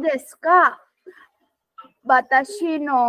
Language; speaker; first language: Japanese; non-native, learner; Sinhala